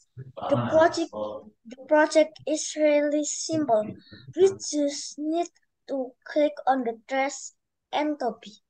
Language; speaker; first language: English; non-native, learner; Indonesian